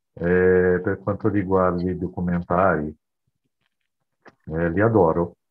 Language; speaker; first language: Italian; non-native, learner; Portuguese